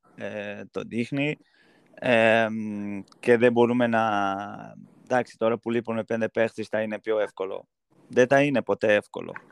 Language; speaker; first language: Greek; non-native, fluent; Portuguese